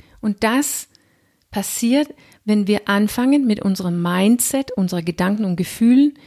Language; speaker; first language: German; non-native, fluent; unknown